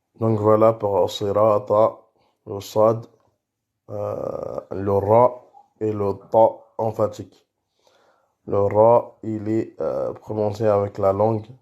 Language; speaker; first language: French; native; French